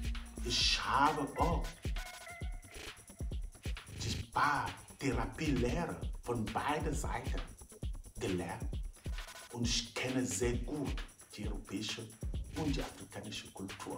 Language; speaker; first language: German; non-native, fluent; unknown